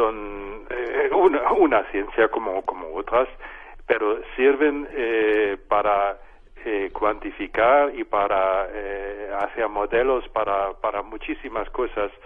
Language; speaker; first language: Spanish; non-native, fluent; German